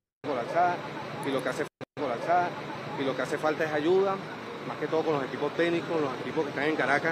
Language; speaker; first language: Spanish; native; Spanish